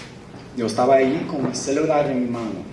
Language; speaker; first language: Spanish; non-native, fluent; English